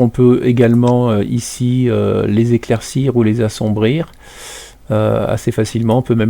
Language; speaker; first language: French; native; French